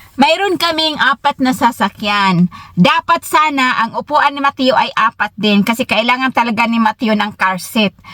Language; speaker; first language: Filipino; native; Filipino